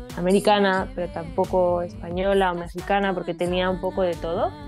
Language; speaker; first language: Spanish; early bilingual, heritage; Spanish